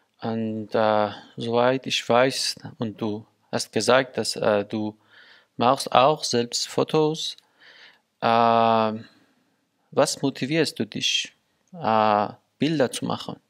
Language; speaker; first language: German; non-native, learner; Persian